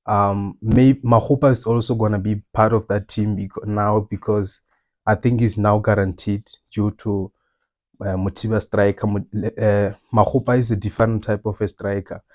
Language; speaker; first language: English; non-native, local second language; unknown